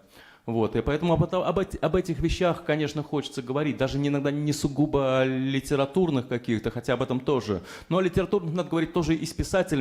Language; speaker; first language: Russian; native; Russian